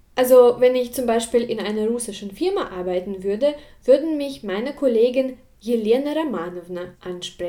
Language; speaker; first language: German; non-native, fluent; Russian